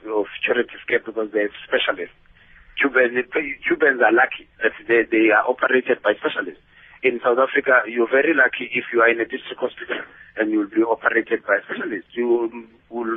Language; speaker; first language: English; non-native, local second language; Xhosa